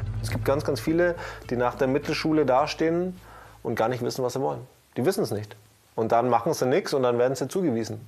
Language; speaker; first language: German; native; German